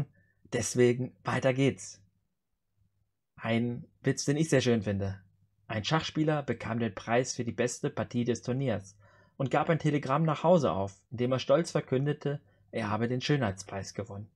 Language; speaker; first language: German; native; German